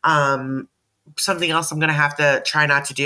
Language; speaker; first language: English; native; English